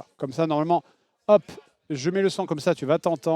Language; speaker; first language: French; native; French